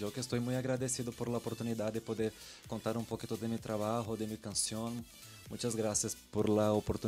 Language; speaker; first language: Spanish; non-native, learner; Portuguese